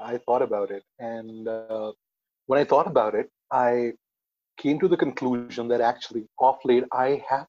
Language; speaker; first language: English; non-native, local second language; Hindi